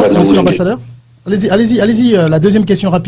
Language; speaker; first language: French; non-native, local second language; Lingala